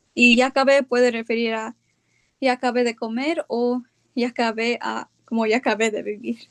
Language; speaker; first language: Spanish; early bilingual, heritage; Spanish